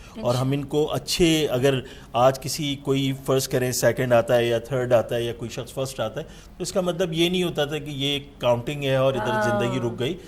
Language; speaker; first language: Urdu; native; Urdu